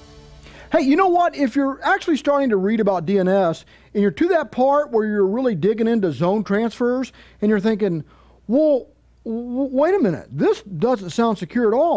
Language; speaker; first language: English; native; English